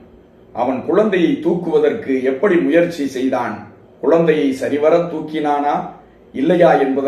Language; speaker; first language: Tamil; native; Tamil